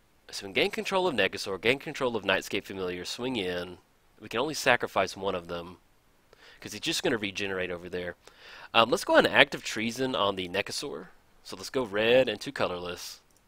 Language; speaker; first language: English; native; English